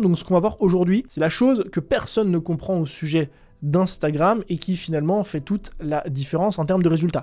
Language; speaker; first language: French; native; French